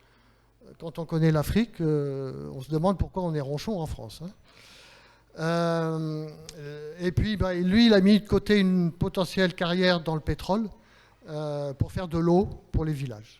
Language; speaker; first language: French; native; French